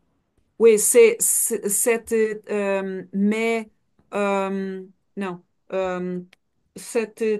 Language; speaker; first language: French; non-native, learner; Portuguese